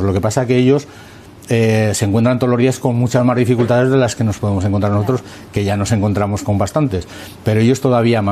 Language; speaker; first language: Spanish; native; Spanish